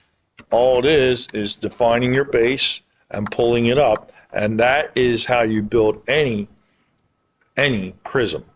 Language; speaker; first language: English; native; English